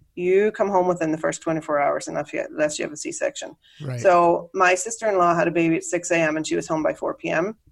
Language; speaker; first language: English; native; English